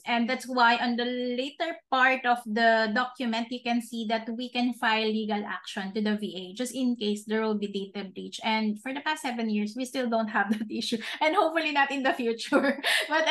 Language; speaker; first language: English; non-native, local second language; Filipino